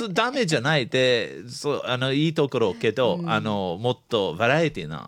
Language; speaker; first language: Japanese; non-native, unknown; English